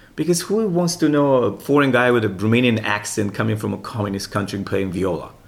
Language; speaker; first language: English; non-native, fluent; Romanian